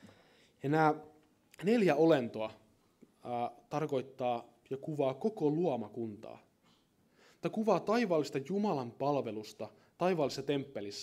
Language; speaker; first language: Finnish; native; Finnish